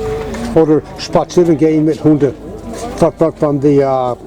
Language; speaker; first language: German; non-native, fluent; English